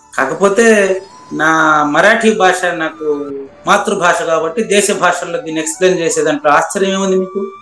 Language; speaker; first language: Telugu; native; Telugu